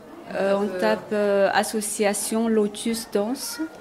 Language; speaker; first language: French; non-native, learner; Chinese